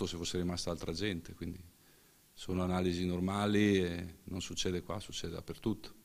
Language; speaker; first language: Italian; native; Italian